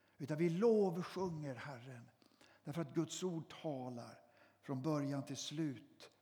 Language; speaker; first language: Swedish; native; Swedish